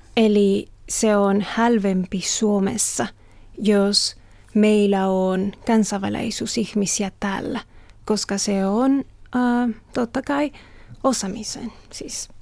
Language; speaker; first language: Finnish; non-native, learner; Spanish